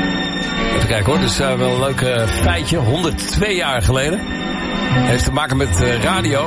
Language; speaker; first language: Dutch; native; Dutch